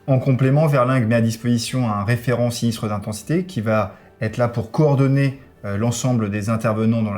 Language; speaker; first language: French; native; French